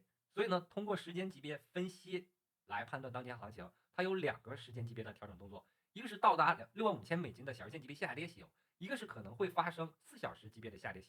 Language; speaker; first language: Chinese; native; Chinese